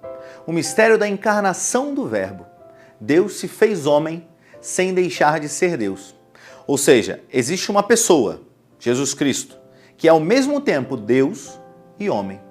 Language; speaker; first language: Portuguese; native; Portuguese